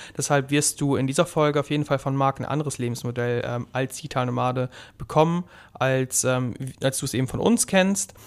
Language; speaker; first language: German; native; German